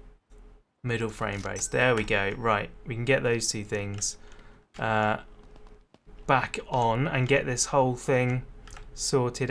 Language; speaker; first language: English; native; English